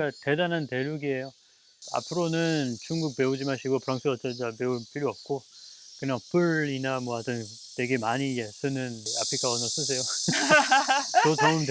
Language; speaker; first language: Korean; non-native, fluent; French